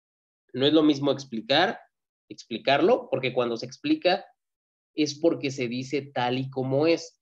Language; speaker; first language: Spanish; native; Spanish